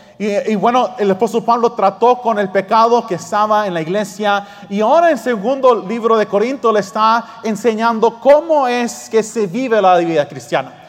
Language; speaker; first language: Spanish; early bilingual, heritage; Spanish